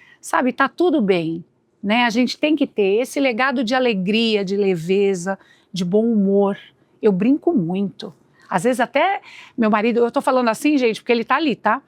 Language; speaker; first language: Portuguese; native; Portuguese